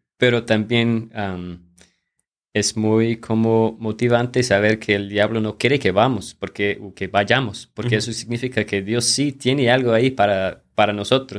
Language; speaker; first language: Spanish; non-native, fluent; English